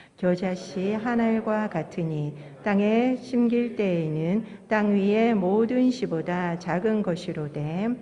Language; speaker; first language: Korean; native; Korean